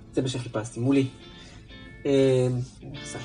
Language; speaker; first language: Hebrew; native; Hebrew